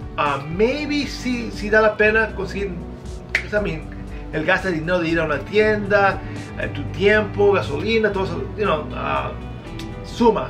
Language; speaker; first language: Spanish; early bilingual, heritage; Spanish